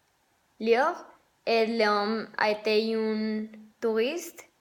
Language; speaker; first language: French; non-native, learner; Spanish